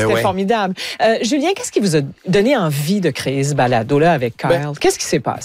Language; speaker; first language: French; native; French